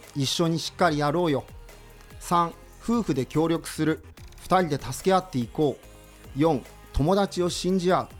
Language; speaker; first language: Japanese; native; Japanese